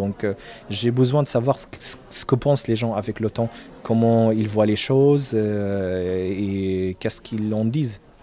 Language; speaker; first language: French; non-native, fluent; Arabic